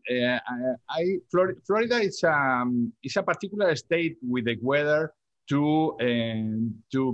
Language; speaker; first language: English; non-native, learner; Spanish